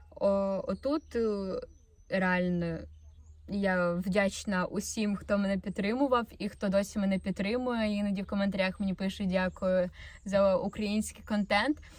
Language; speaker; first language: Ukrainian; non-native, local second language; Russian